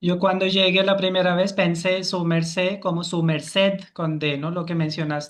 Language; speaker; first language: Spanish; non-native, fluent; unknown